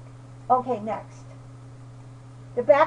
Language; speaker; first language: English; native; English